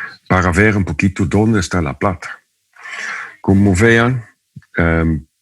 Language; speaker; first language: Spanish; non-native, fluent; Dutch